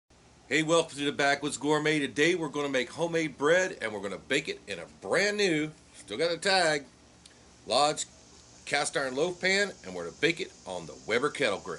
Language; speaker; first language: English; native; English